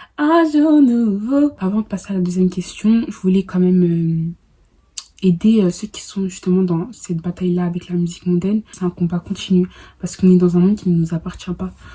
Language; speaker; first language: French; early bilingual, other home language; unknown